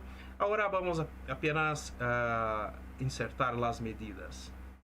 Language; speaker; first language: Spanish; non-native, fluent; Portuguese